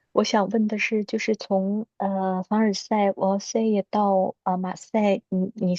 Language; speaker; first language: Chinese; native; Chinese